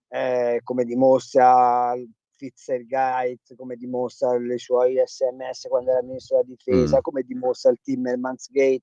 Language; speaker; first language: Italian; native; Italian